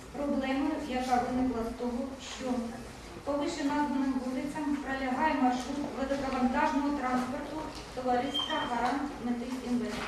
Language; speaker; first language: Ukrainian; native; Ukrainian